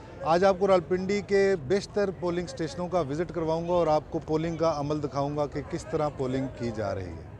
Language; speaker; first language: Urdu; non-native, local second language; Punjabi